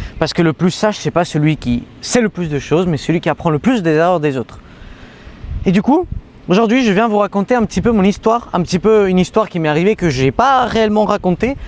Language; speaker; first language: French; native; French